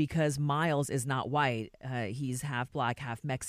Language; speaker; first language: English; native; English